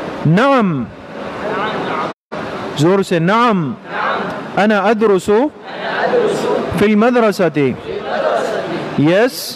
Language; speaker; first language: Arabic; non-native, fluent; Urdu